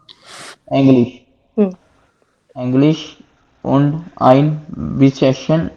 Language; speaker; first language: German; non-native, learner; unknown